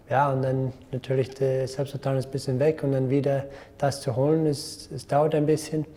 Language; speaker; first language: German; non-native, fluent; English